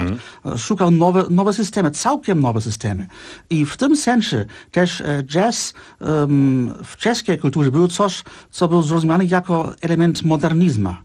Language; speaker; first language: Polish; non-native, fluent; Czech